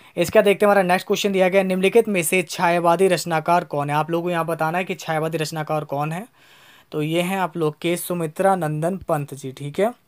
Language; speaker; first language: Hindi; native; Hindi